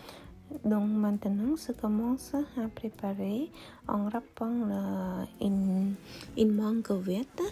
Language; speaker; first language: French; non-native, fluent; Khmer